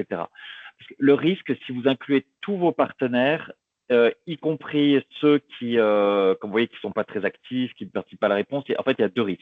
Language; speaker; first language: French; native; French